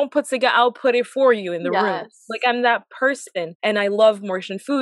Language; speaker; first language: English; non-native, fluent; French